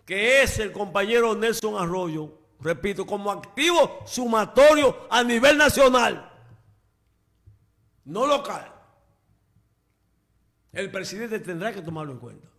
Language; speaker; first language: Spanish; native; Spanish